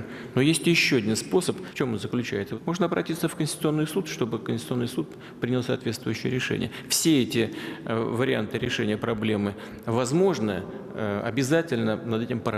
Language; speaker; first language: Russian; native; Russian